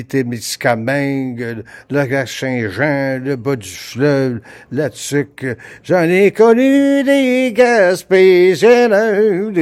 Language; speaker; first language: French; native; French